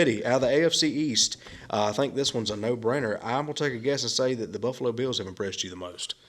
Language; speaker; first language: English; native; English